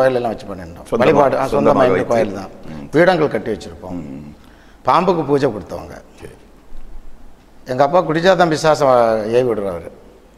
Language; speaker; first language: Tamil; native; Tamil